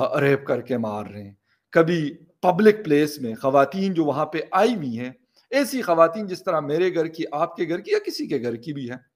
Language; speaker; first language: Hindi; native; Hindi